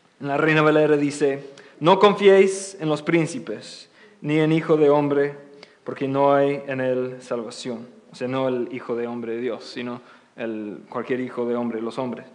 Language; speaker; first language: Spanish; non-native, fluent; English